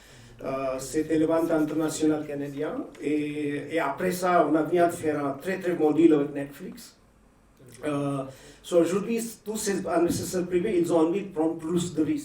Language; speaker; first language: French; non-native, fluent; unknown